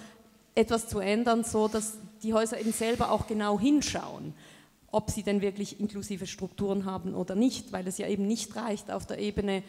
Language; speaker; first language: German; native; German